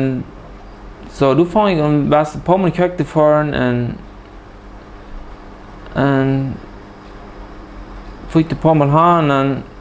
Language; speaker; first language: German; early bilingual, heritage; Plautdietsch